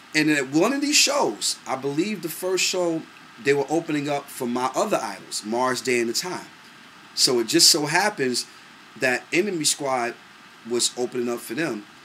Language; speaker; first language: English; native; English